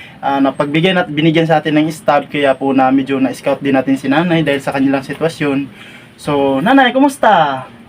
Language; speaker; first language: Filipino; non-native, local second language; Waray